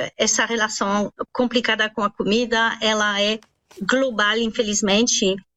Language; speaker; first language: Portuguese; non-native, fluent; French